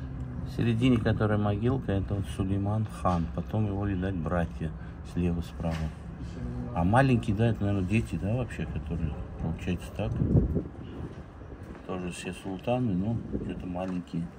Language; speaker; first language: Russian; native; Russian